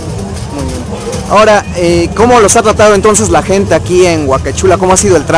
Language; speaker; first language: Spanish; native; Spanish